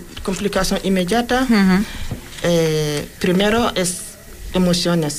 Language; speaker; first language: Spanish; non-native, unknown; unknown